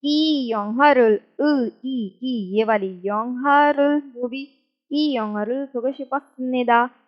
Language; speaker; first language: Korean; non-native, fluent; Urdu